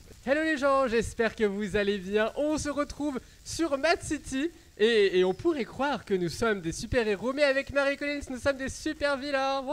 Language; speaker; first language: French; native; French